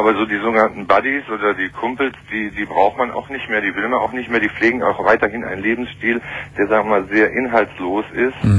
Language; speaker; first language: German; native; German